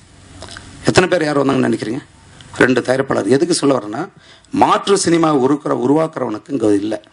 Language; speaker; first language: Tamil; native; Tamil